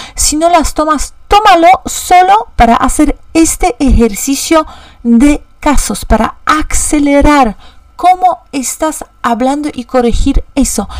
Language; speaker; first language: Spanish; non-native, fluent; Polish